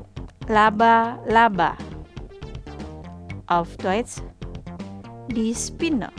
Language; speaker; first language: German; non-native, fluent; Indonesian